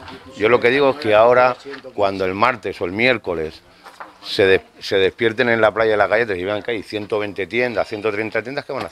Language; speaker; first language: Spanish; native; Spanish